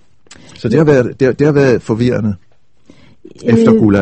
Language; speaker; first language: Danish; native; Danish